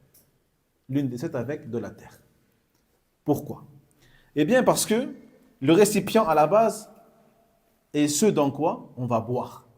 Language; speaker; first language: French; native; French